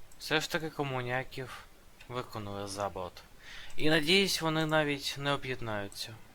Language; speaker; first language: Ukrainian; non-native, local second language; Russian